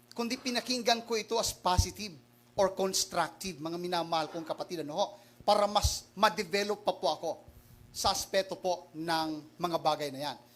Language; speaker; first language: Filipino; non-native, local second language; Waray